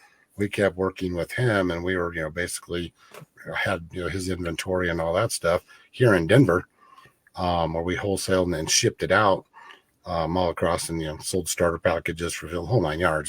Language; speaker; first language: English; native; English